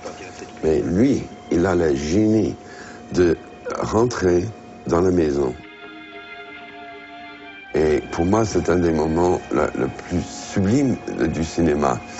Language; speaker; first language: French; non-native, fluent; English